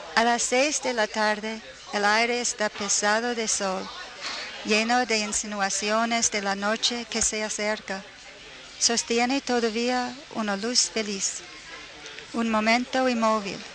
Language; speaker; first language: Spanish; non-native, fluent; English